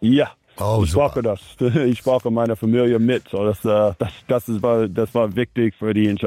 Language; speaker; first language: German; non-native, learner; English